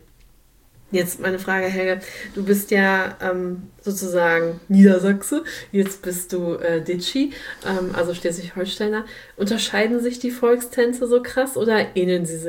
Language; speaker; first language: German; native; German